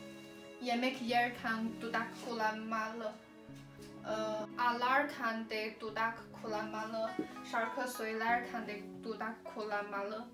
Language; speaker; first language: Turkish; non-native, learner; Chinese